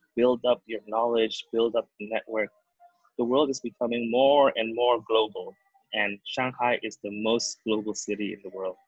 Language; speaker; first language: English; non-native, fluent; Indonesian